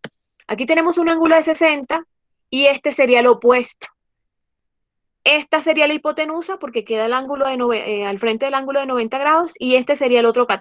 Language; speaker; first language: Spanish; native; Spanish